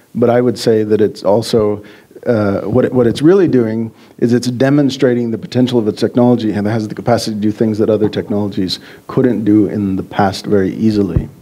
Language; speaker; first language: English; native; English